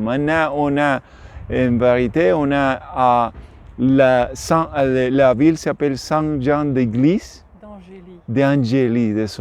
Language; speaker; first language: French; non-native, learner; Spanish